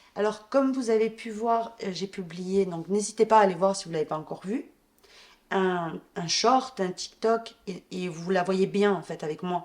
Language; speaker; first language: French; native; French